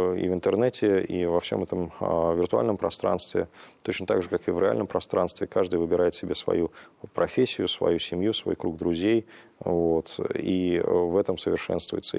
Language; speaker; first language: Russian; native; Russian